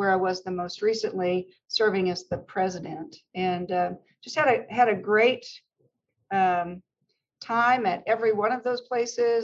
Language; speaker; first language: English; native; English